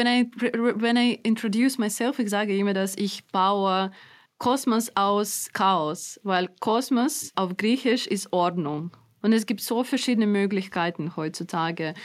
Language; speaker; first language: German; non-native, fluent; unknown